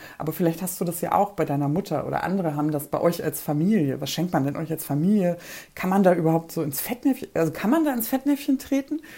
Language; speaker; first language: German; early bilingual, other home language; Polish